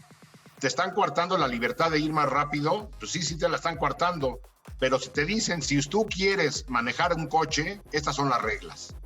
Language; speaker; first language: Spanish; native; Spanish